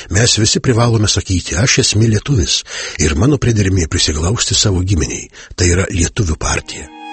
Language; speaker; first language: Lithuanian; native; Lithuanian